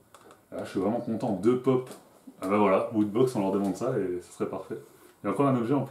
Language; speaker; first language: French; native; French